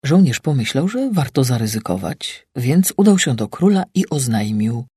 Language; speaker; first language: Polish; native; Polish